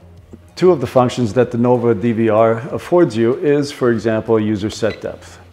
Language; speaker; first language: English; native; English